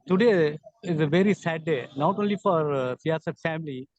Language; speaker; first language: English; non-native, local second language; Urdu